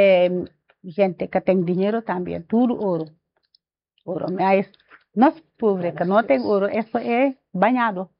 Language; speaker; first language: Portuguese; non-native, learner; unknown